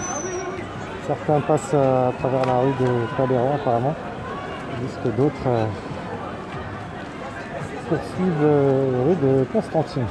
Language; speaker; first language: French; native; French